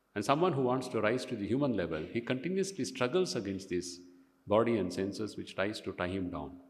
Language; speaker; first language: English; non-native, local second language; Kannada